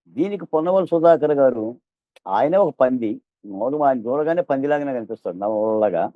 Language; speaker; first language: Telugu; native; Telugu